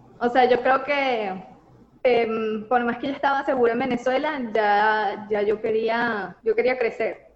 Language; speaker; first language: Spanish; native; Spanish